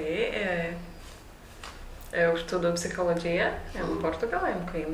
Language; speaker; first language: Portuguese; non-native, learner; Lithuanian